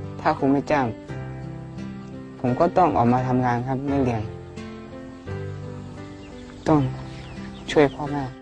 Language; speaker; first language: Thai; non-native, local second language; Akha